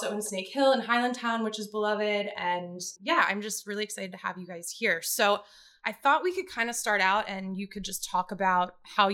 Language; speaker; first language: English; native; English